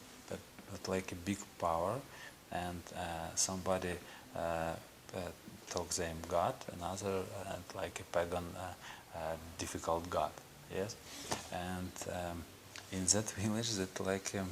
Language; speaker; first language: English; non-native, learner; Ukrainian